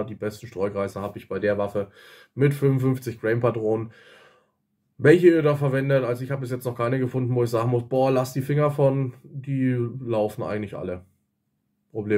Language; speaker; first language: German; native; German